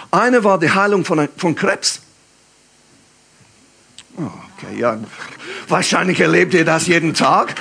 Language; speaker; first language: German; non-native, fluent; English